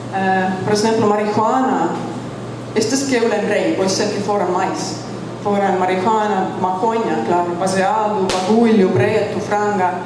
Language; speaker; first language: Portuguese; non-native, fluent; Estonian